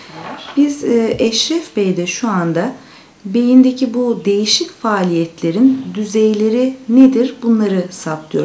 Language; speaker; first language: Turkish; native; Turkish